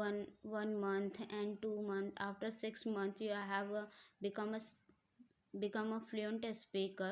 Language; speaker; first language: English; non-native, learner; Hindi